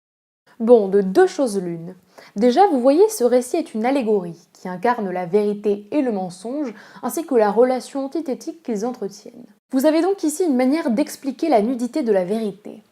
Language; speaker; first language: French; native; French